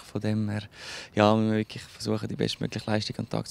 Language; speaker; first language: German; native; German